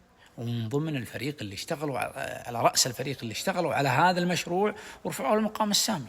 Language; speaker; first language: Arabic; native; Arabic